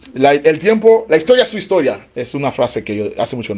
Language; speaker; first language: Spanish; native; Spanish